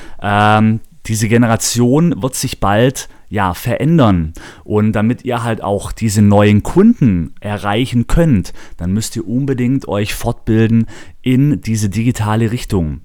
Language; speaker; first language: German; native; German